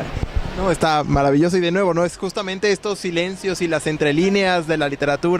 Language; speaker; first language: Spanish; native; Spanish